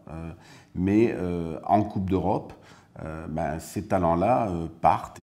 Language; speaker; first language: French; native; French